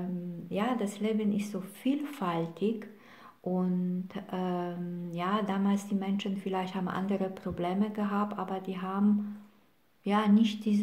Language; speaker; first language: German; non-native, fluent; Polish